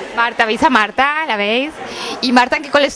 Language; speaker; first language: Spanish; native; Spanish